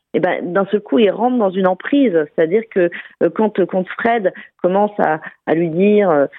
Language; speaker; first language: French; native; French